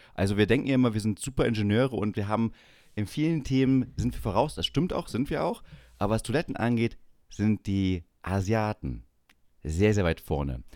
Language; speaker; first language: German; native; German